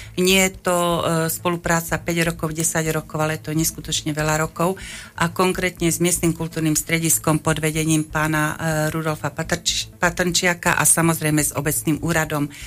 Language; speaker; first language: Slovak; native; Slovak